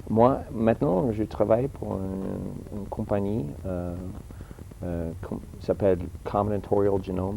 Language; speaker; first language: French; early bilingual, heritage; English